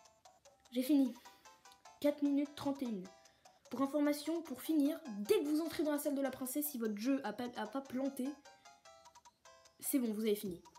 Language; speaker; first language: French; native; French